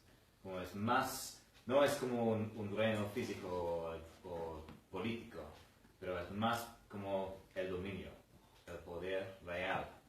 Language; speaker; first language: Spanish; non-native, fluent; English